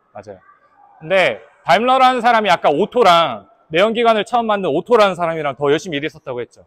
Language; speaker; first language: Korean; native; Korean